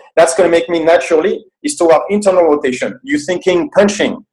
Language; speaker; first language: English; non-native, fluent; French